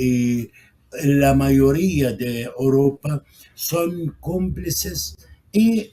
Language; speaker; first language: Spanish; non-native, fluent; Arabic